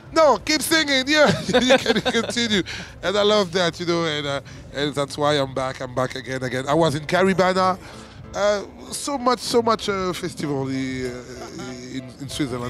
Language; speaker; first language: English; non-native, learner; French